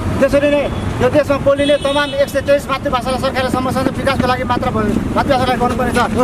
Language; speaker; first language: Nepali; non-native, local second language; Limbu